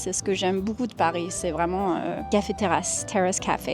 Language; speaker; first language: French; non-native, fluent; English